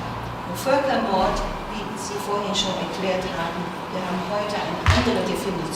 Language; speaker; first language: German; non-native, fluent; Chinese